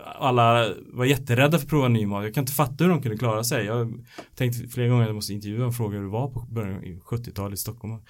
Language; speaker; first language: Swedish; native; Swedish